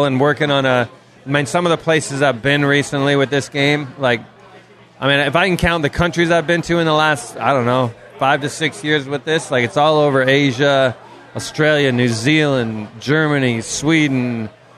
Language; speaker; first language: English; native; English